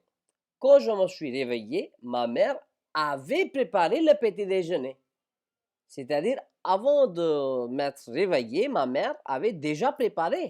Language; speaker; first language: French; non-native, fluent; Hindi